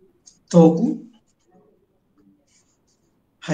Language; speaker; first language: Japanese; non-native, learner; Nepali